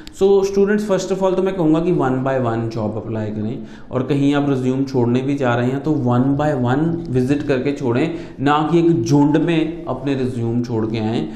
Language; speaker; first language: Hindi; non-native, local second language; Punjabi